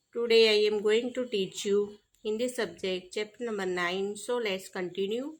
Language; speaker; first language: English; non-native, local second language; Hindi